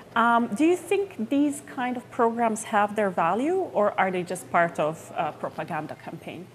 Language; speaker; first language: English; non-native, fluent; Croatian